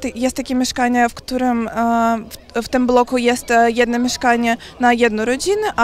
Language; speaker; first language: Polish; non-native, learner; Ukrainian